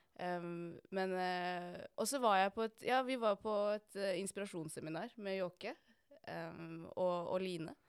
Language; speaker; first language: Norwegian; native; Norwegian